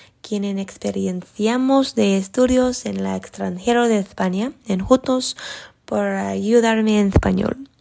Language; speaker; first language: Spanish; non-native, learner; English